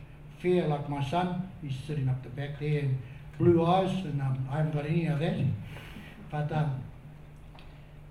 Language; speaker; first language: English; native; English